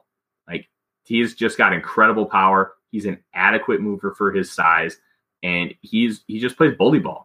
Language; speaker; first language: English; native; English